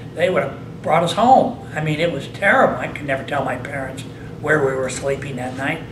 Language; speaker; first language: English; native; English